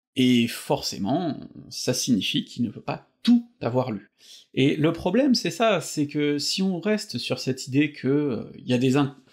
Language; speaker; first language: French; native; French